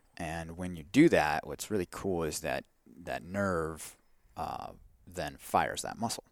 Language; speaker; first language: English; native; English